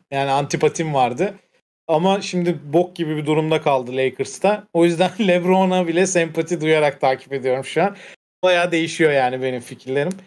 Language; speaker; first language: Turkish; native; Turkish